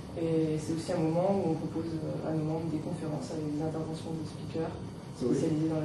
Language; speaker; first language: French; native; French